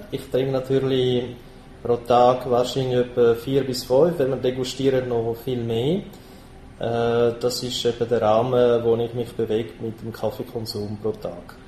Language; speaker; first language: German; non-native, local second language; Italian